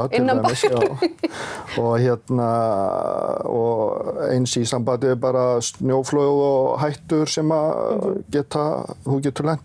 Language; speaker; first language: Icelandic; native; Icelandic